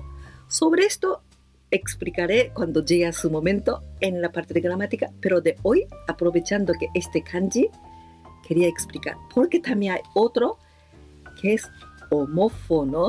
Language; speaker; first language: Spanish; non-native, fluent; Japanese